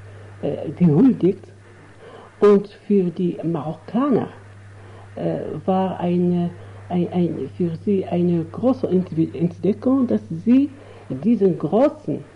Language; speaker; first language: German; non-native, fluent; Arabic